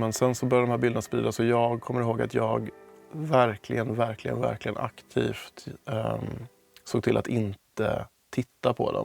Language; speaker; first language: Swedish; native; Swedish